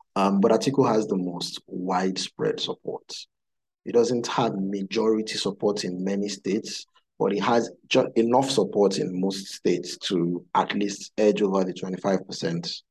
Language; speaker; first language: English; non-native, local second language; Yoruba